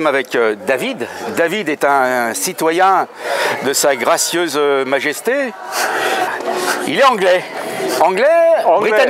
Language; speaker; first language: French; native; French